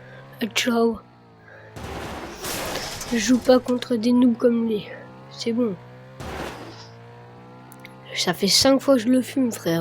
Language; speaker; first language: French; native; French